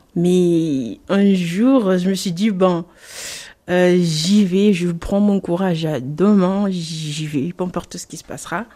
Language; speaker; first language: French; non-native, local second language; Comorian